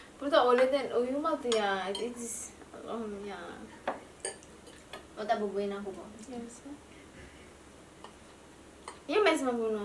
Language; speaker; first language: Turkish; non-native, learner; Indonesian